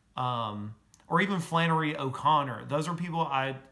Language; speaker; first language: English; native; English